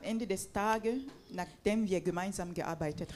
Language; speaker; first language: German; non-native, fluent; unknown